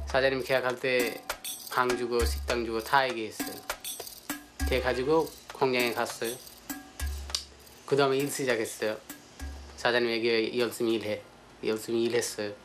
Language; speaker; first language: Korean; non-native, learner; Bangla